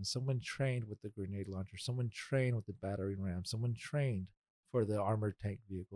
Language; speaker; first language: English; early bilingual, other home language; Spanish